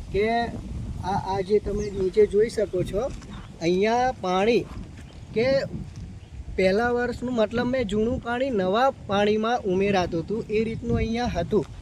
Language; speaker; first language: Gujarati; non-native, local second language; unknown